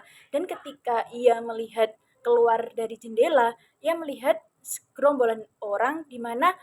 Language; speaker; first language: Indonesian; native; Indonesian